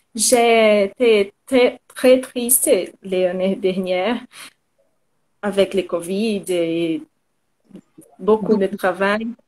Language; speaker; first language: French; non-native, learner; Portuguese